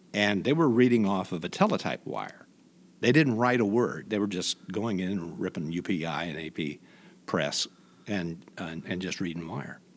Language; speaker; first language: English; native; English